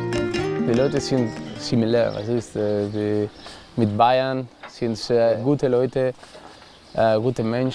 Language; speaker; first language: German; non-native, learner; Spanish